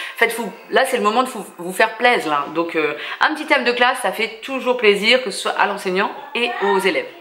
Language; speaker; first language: French; native; French